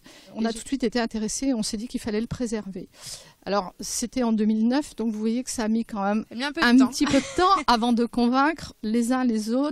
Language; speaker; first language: French; native; French